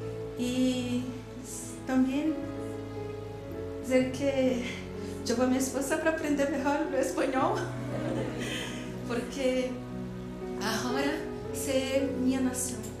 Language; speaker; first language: Spanish; non-native, learner; Portuguese